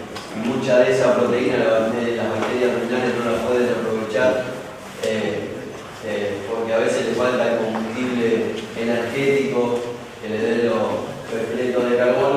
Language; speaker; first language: Spanish; native; Spanish